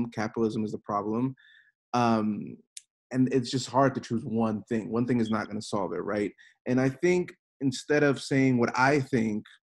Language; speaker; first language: English; native; English